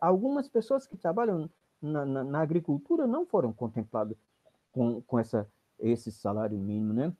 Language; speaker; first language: Portuguese; native; Portuguese